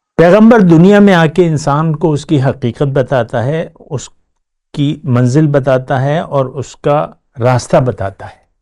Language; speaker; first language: Urdu; non-native, local second language; Pashto